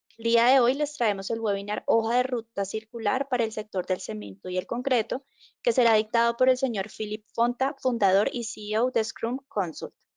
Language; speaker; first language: Spanish; native; Spanish